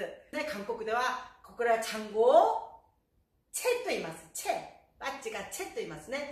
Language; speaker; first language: Japanese; non-native, fluent; Korean